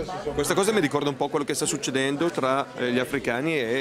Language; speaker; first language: Italian; native; Italian